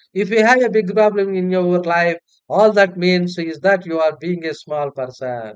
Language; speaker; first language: English; non-native, local second language; Telugu